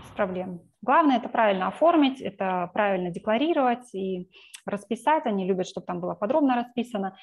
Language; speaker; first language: Russian; native; Russian